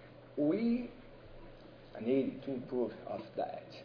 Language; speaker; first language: English; non-native, learner; Portuguese